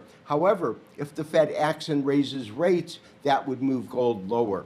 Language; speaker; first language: English; native; English